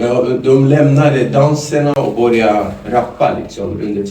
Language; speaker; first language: Swedish; non-native, fluent; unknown